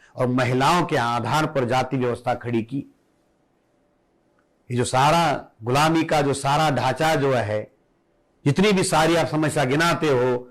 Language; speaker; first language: Hindi; non-native, local second language; Marathi